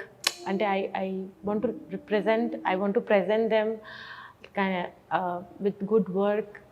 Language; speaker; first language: Telugu; non-native, learner; Bangla